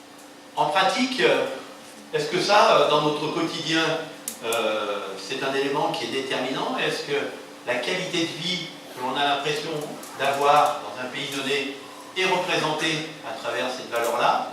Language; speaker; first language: French; native; French